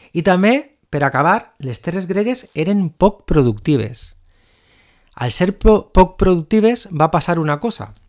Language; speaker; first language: Catalan; non-native, local second language; Spanish